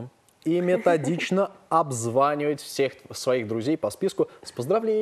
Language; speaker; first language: Russian; native; Russian